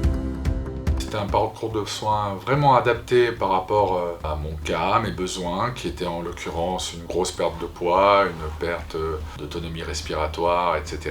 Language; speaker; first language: French; native; French